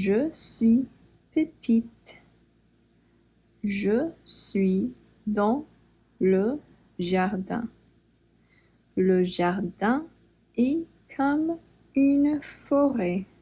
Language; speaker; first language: French; non-native, fluent; English